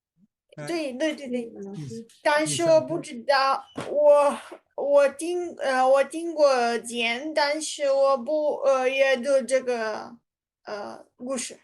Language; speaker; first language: Chinese; non-native, learner; Romanian